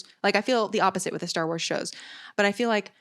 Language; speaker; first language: English; native; English